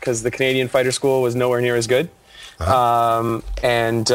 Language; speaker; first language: English; native; English